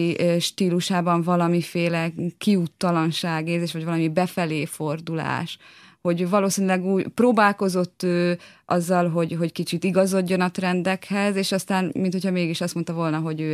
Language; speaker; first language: Hungarian; native; Hungarian